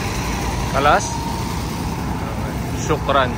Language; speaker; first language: English; non-native, local second language; Filipino